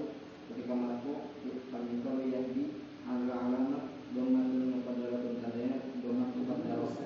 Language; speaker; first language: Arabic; non-native, learner; Indonesian